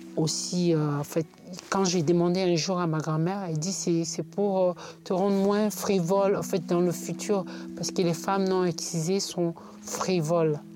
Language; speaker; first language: French; non-native, local second language; Bambara